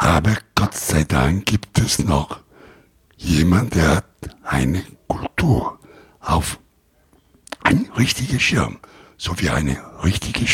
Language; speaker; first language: German; non-native, learner; Italian